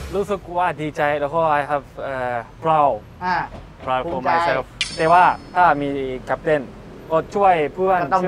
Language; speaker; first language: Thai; non-native, learner; Japanese